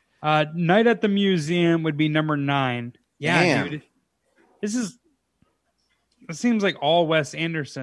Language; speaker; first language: English; native; English